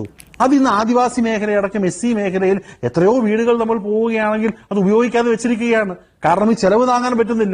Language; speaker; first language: Malayalam; native; Malayalam